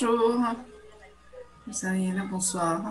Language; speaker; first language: French; non-native, fluent; Spanish